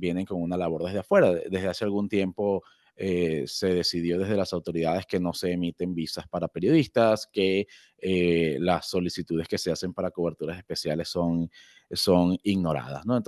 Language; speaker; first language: Spanish; native; Spanish